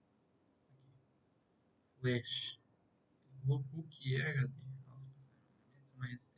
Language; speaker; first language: Portuguese; native; Portuguese